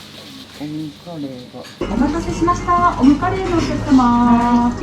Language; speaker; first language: Japanese; native; Japanese